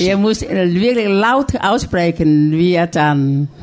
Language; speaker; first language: German; non-native, learner; Thai